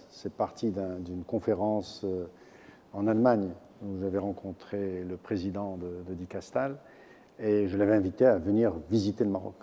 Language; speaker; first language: French; non-native, local second language; Arabic